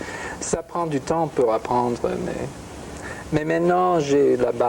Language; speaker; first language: French; non-native, fluent; English